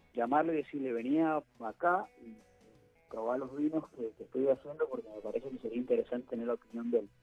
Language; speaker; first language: Spanish; native; Spanish